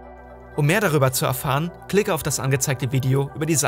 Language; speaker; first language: German; native; German